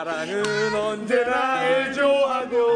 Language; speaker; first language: Korean; native; Korean